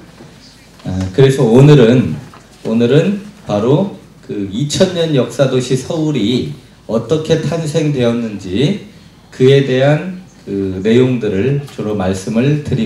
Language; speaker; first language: Korean; native; Korean